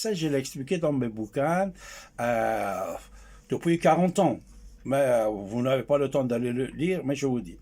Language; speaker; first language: French; non-native, fluent; Persian